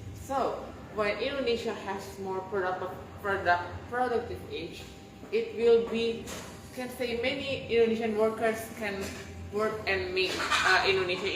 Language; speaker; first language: English; non-native, learner; Indonesian